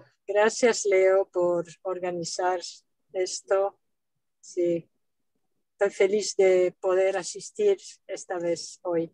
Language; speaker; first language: Spanish; non-native, fluent; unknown